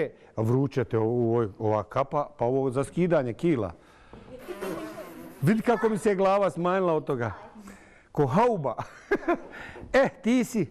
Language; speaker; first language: Bosnian; native; Bosnian